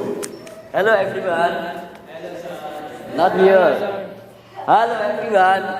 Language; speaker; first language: English; non-native, learner; Indonesian